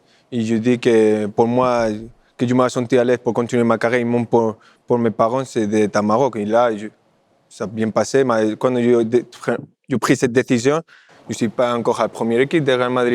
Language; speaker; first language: French; non-native, fluent; Spanish